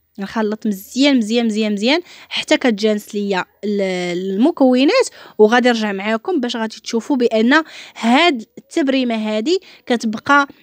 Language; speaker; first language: Arabic; native; Arabic